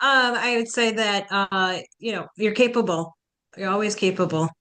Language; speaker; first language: English; early bilingual, other home language; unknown